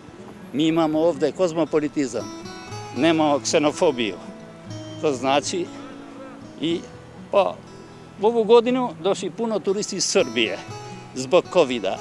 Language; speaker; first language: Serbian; non-native, learner; Albanian